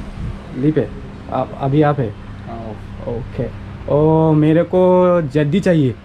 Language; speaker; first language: Hindi; non-native, local second language; Assamese